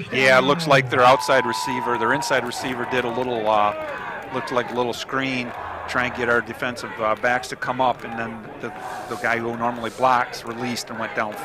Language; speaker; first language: English; native; English